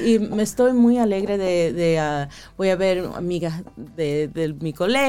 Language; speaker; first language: Spanish; early bilingual, heritage; Spanish